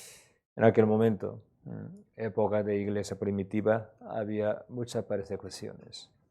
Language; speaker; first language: Spanish; non-native, learner; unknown